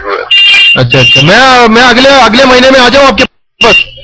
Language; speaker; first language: Hindi; non-native, local second language; Malayalam